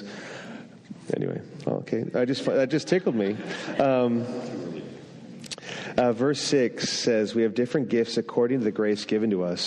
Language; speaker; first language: English; non-native, fluent; French